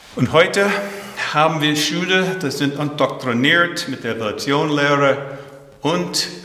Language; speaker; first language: German; early bilingual, heritage; German